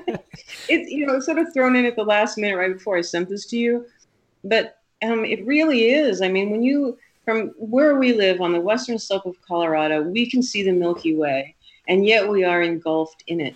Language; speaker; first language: English; native; English